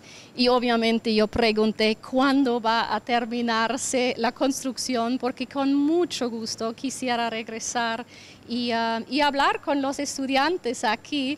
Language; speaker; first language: Spanish; non-native, fluent; English